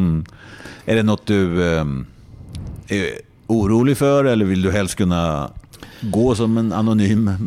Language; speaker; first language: Swedish; native; Swedish